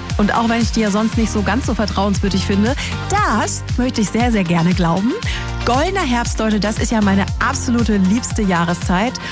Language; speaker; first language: German; native; German